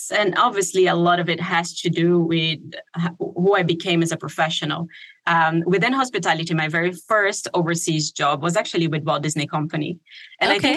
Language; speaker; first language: English; non-native, fluent; Portuguese